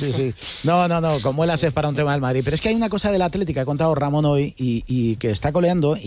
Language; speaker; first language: Spanish; native; Spanish